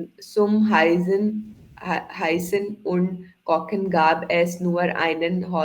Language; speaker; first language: German; non-native, learner; Hindi